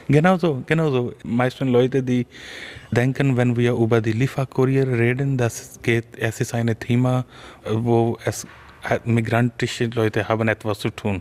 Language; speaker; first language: German; non-native, fluent; Urdu